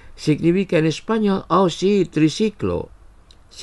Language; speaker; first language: Spanish; non-native, fluent; Indonesian